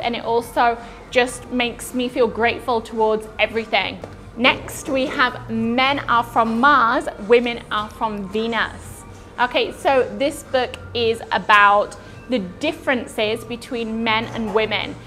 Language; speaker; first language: English; native; English